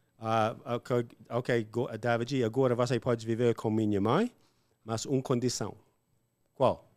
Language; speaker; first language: Portuguese; non-native, learner; English